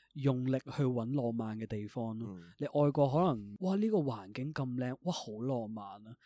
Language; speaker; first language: Cantonese; early bilingual, other home language; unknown